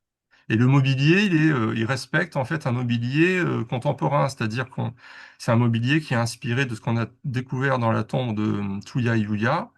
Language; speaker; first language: French; native; French